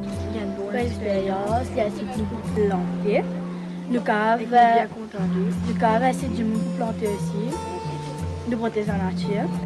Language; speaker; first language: French; non-native, learner; Morisyen